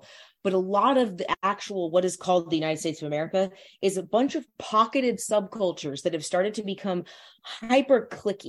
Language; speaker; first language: English; native; English